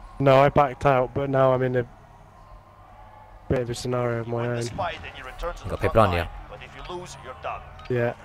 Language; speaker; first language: English; native; English